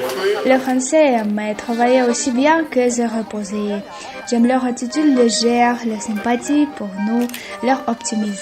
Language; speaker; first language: French; non-native, learner; Russian